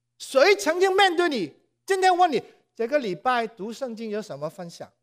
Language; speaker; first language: Chinese; non-native, local second language; Cantonese